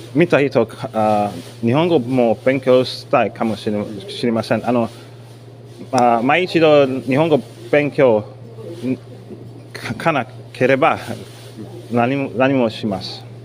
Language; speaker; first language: Japanese; non-native, learner; English